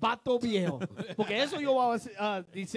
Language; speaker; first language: Spanish; non-native, learner; English